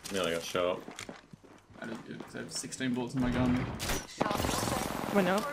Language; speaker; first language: English; native; English